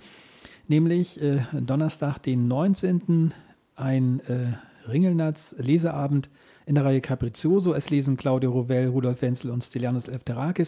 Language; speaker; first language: German; native; German